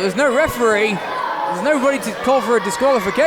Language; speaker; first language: English; native; English